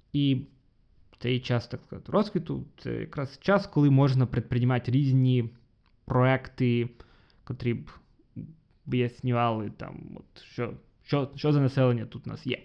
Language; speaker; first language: Ukrainian; non-native, local second language; Russian